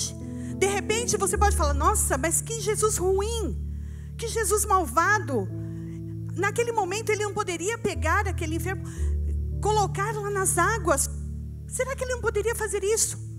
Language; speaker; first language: Portuguese; native; Portuguese